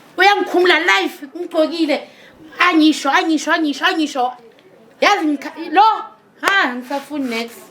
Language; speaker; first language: Zulu; native; Zulu